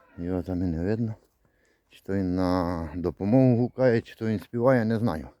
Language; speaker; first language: Ukrainian; native; Ukrainian